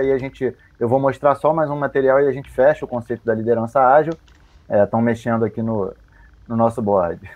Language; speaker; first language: Portuguese; native; Portuguese